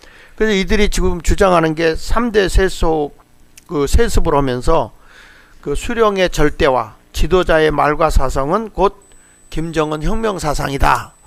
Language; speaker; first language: Korean; native; Korean